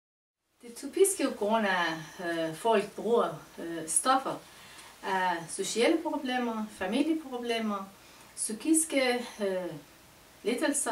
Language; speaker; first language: Danish; non-native, learner; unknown